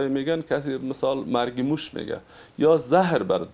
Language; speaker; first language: Persian; native; Persian